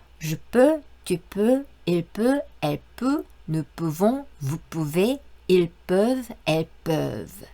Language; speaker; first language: French; non-native, fluent; Korean